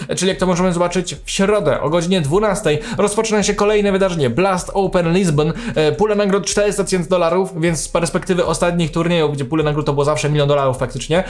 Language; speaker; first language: Polish; native; Polish